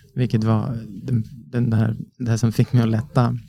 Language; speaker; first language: Swedish; native; Swedish